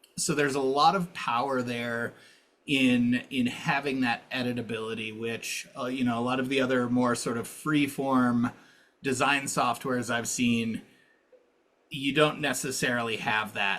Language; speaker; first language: English; native; English